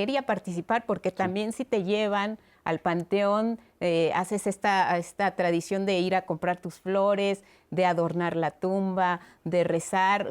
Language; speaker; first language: Spanish; native; Spanish